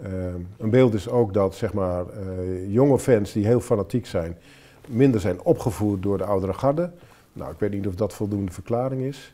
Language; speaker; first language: Dutch; native; Dutch